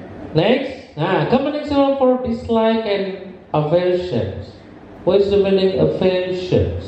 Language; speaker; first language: English; non-native, learner; Indonesian